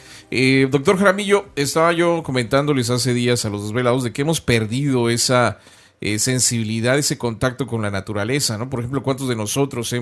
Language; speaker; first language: Spanish; native; Spanish